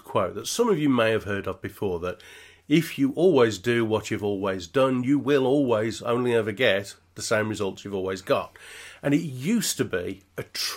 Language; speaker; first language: English; native; English